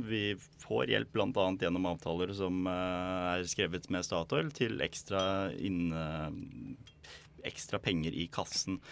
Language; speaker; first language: Norwegian; native; Norwegian